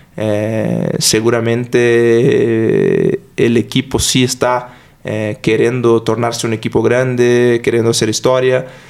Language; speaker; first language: Spanish; non-native, fluent; Portuguese